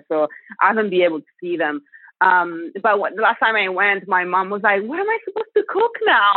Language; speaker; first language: English; non-native, fluent; Italian